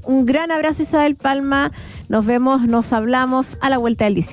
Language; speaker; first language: Spanish; native; Spanish